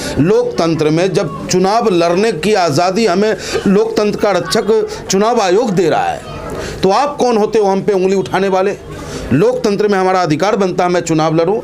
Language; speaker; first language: Hindi; native; Hindi